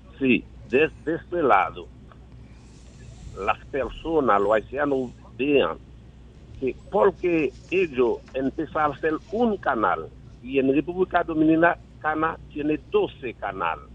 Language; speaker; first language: Spanish; non-native, learner; Haitian Creole